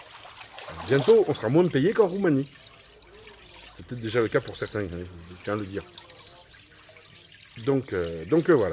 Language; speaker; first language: French; native; French